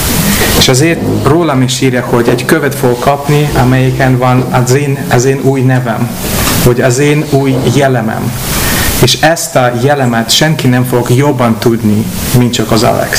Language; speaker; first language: Hungarian; non-native, fluent; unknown